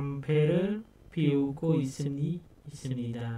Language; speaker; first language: Korean; non-native, fluent; Khmer